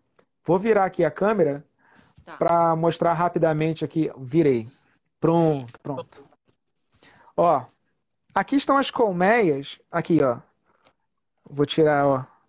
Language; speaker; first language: Portuguese; native; Portuguese